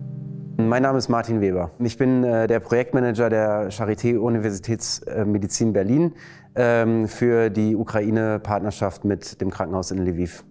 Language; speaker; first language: German; native; German